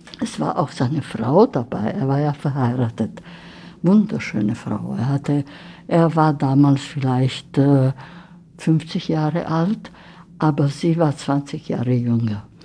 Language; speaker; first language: German; early bilingual, heritage; German